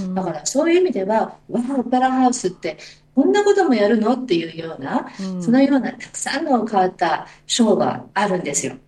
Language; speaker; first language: Japanese; native; Japanese